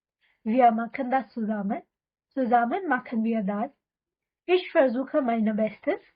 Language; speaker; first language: German; non-native, fluent; Hindi